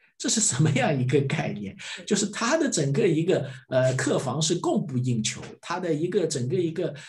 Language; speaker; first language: Chinese; native; Chinese